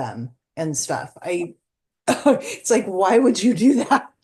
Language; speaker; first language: English; native; English